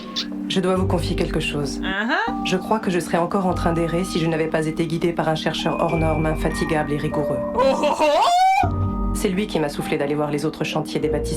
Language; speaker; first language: French; native; French